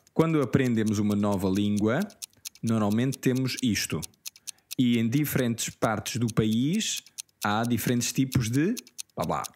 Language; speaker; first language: Portuguese; non-native, fluent; English